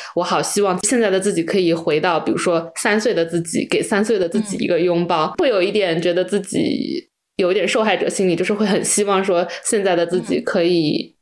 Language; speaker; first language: Chinese; native; Chinese